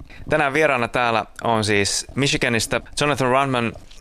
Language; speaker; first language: Finnish; native; Finnish